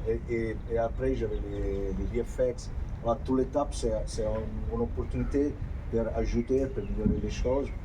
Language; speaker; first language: French; non-native, fluent; Italian